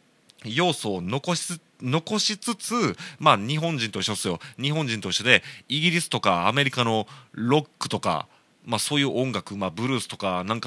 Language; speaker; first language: Japanese; native; Japanese